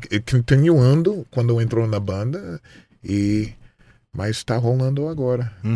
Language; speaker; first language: Portuguese; non-native, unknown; English